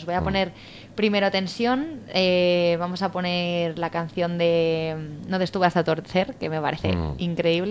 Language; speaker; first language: Spanish; native; Spanish